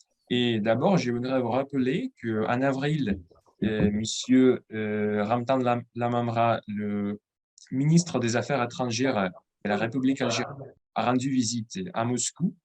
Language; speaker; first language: French; non-native, fluent; Russian